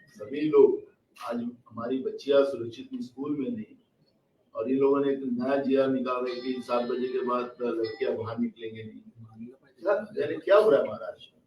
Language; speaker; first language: Hindi; non-native, local second language; Marathi